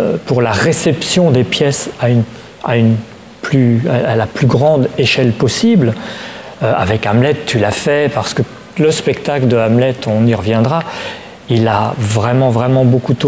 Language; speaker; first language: French; native; French